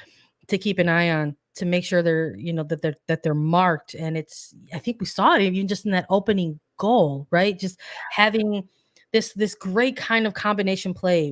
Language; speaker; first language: English; native; English